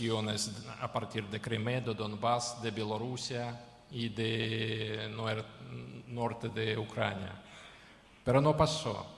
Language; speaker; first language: Spanish; non-native, fluent; Ukrainian